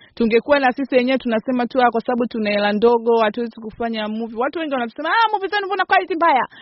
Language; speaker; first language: Swahili; native; Swahili